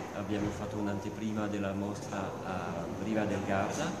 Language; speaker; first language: Italian; non-native, fluent; French